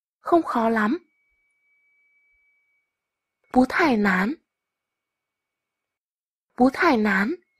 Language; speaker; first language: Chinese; non-native, fluent; Vietnamese